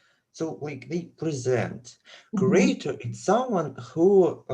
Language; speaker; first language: English; non-native, learner; Russian